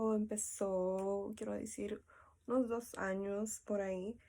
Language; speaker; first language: Spanish; early bilingual, heritage; Spanish